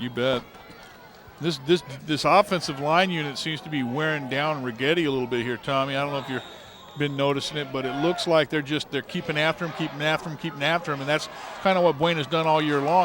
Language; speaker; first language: English; native; English